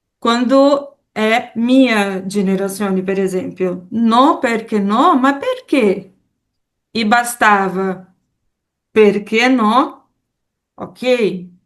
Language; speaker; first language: Italian; non-native, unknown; Portuguese